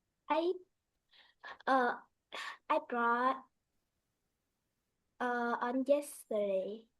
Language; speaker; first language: English; non-native, learner; Vietnamese